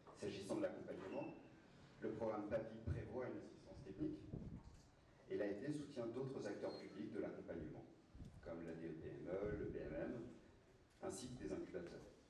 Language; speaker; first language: French; native; French